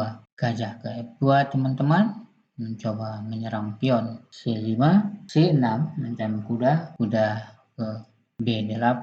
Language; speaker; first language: Indonesian; native; Indonesian